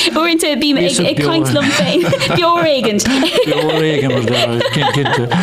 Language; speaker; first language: Irish; non-native, local second language; English